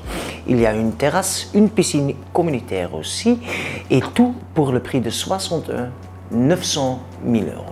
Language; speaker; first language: French; non-native, learner; Spanish